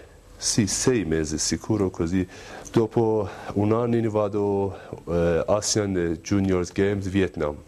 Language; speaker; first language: Italian; non-native, learner; Persian